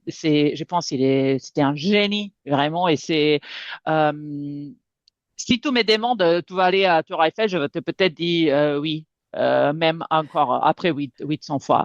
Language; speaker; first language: French; non-native, fluent; Serbian